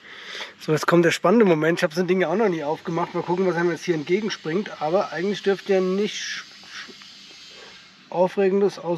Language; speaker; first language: German; native; German